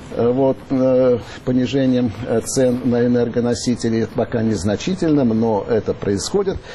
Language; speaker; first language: Russian; native; Russian